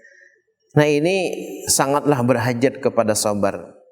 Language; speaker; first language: Indonesian; non-native, local second language; Banjar